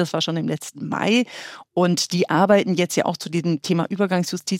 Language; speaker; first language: German; native; German